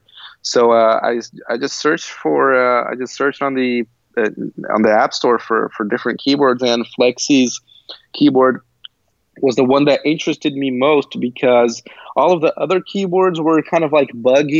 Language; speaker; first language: English; early bilingual, other home language; Portuguese